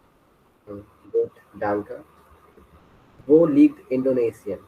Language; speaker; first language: German; non-native, fluent; Hindi